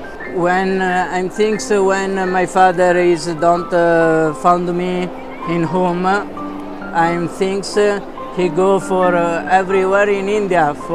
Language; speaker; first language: English; non-native, learner; Italian